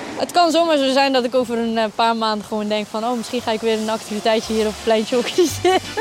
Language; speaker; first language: Dutch; early bilingual, other home language; Arabic